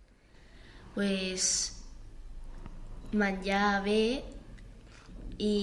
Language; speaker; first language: Catalan; non-native, local second language; Spanish